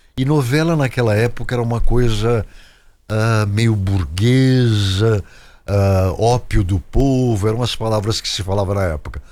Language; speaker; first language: Portuguese; native; Portuguese